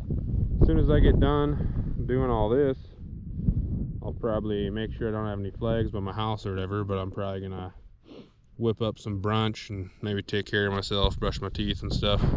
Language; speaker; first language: English; native; English